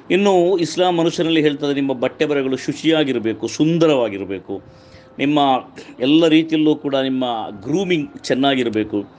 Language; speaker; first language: Kannada; non-native, local second language; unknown